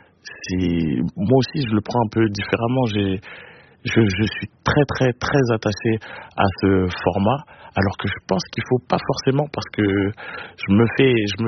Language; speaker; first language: French; native; French